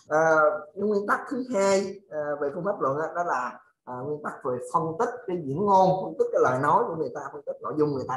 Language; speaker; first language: Vietnamese; native; Vietnamese